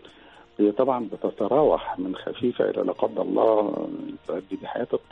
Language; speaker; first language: Arabic; native; Arabic